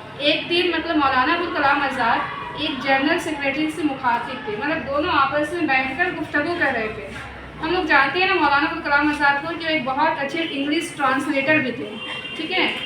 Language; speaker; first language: Urdu; native; Urdu